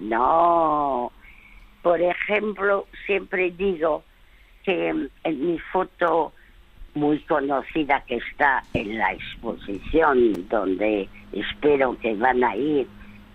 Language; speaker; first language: Spanish; early bilingual, other home language; French